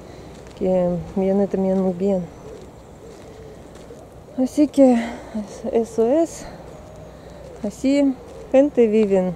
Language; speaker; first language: Spanish; non-native, learner; Russian